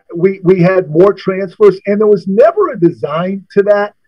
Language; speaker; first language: English; native; English